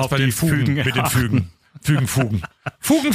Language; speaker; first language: German; native; German